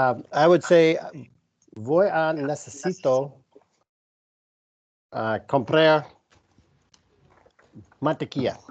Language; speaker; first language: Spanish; non-native, learner; English